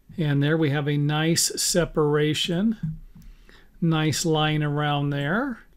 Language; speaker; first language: English; native; English